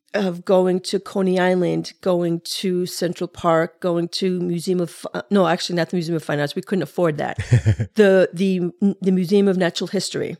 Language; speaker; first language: English; early bilingual, other home language; Spanish